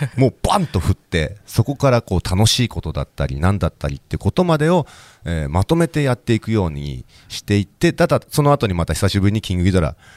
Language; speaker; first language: Japanese; native; Japanese